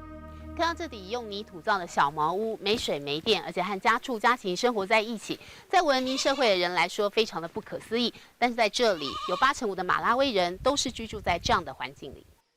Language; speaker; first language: Chinese; native; Chinese